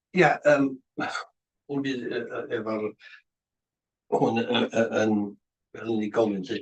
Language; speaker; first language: Welsh; native; Welsh